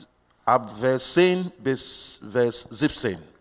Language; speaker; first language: German; non-native, learner; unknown